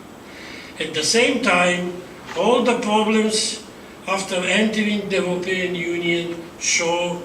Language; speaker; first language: English; non-native, fluent; Bulgarian